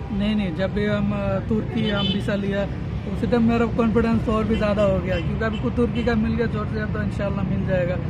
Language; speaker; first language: Hindi; non-native, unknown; Bangla